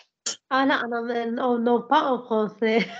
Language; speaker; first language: French; non-native, learner; Arabic